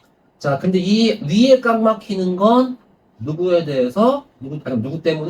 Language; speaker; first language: Korean; native; Korean